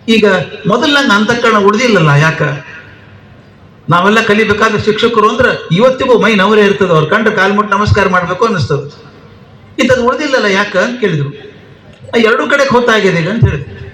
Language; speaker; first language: Kannada; native; Kannada